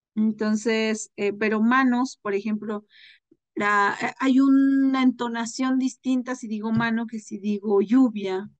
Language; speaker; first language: Spanish; non-native, local second language; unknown